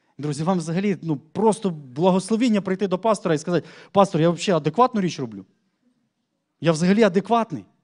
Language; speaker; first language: Ukrainian; native; Ukrainian